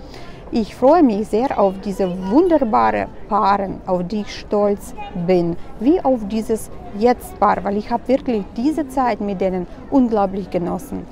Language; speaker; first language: German; non-native, fluent; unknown